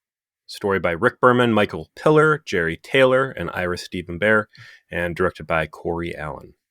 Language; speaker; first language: English; native; English